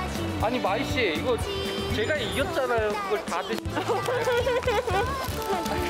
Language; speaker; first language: Korean; native; Korean